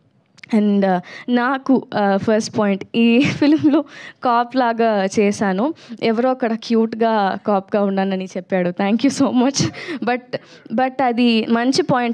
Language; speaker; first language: Telugu; non-native, learner; Tamil